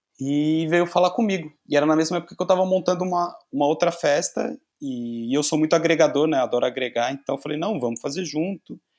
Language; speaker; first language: Portuguese; native; Portuguese